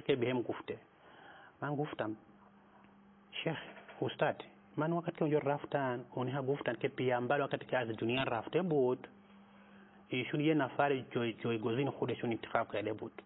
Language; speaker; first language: Persian; non-native, fluent; Nyanja